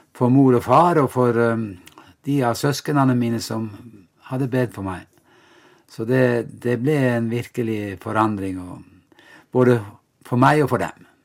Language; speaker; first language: Norwegian; native; Norwegian